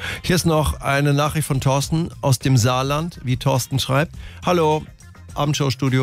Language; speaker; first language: German; native; German